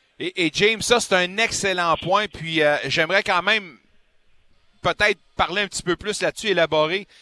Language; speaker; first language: French; native; French